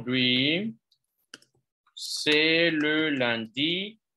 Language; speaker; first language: French; non-native, fluent; Spanish